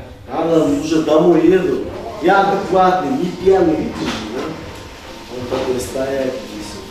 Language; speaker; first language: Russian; non-native, local second language; Kyrgyz